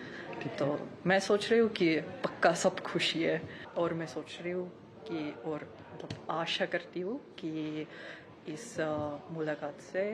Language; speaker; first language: Hindi; non-native, learner; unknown